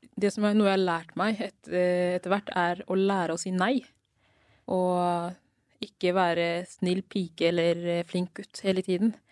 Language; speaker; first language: Norwegian; early bilingual, other home language; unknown